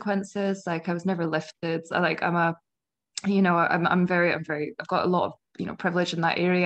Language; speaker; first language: English; native; English